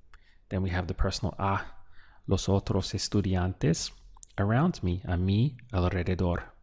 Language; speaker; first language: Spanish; non-native, fluent; English